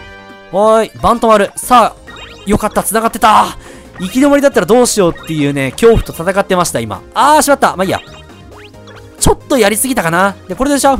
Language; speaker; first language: Japanese; native; Japanese